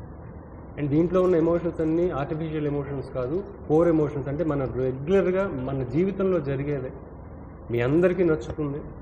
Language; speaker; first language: Telugu; native; Telugu